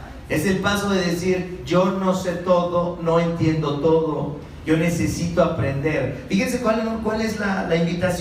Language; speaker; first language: Spanish; native; Spanish